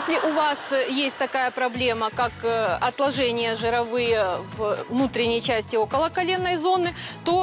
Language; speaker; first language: Russian; native; Russian